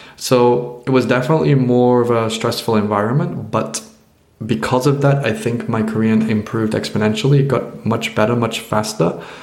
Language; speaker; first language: English; native; English